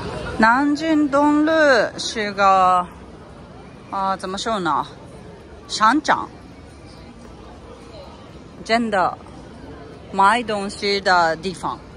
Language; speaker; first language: Chinese; non-native, learner; Japanese